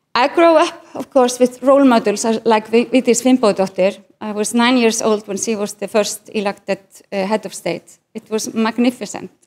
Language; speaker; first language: English; non-native, fluent; Icelandic